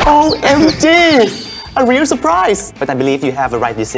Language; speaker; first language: English; non-native, fluent; Thai